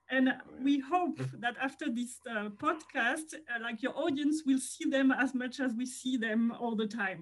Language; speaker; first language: English; non-native, fluent; French